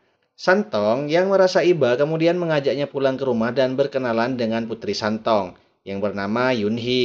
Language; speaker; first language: Indonesian; native; Indonesian